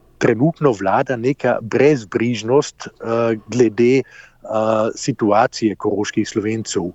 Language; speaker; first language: Slovenian; native; Slovenian